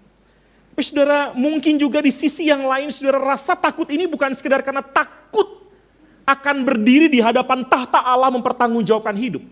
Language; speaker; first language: Indonesian; native; Indonesian